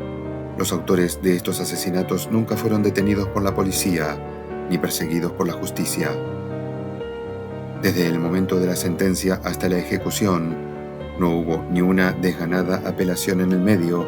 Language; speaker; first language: Spanish; native; Spanish